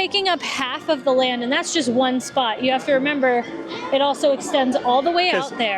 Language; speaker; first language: English; native; English